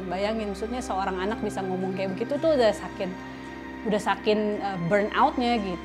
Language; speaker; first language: Indonesian; native; Indonesian